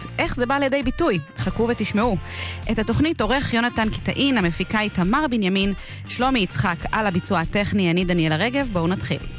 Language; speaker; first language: Hebrew; native; Hebrew